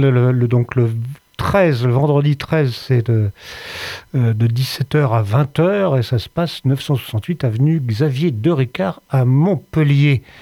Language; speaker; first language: French; native; French